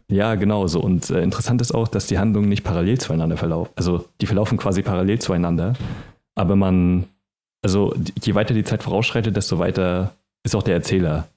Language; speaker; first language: German; native; German